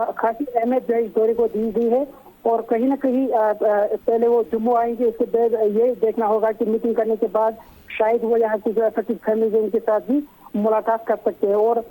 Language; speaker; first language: Urdu; non-native, local second language; Kashmiri